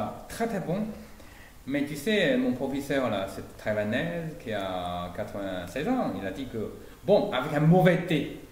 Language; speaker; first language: French; non-native, fluent; Chinese